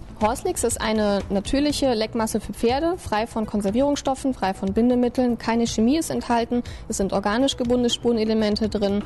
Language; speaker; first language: German; native; German